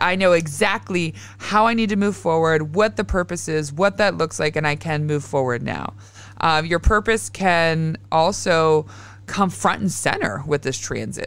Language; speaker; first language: English; native; English